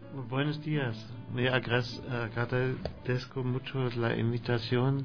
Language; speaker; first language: Spanish; non-native, learner; German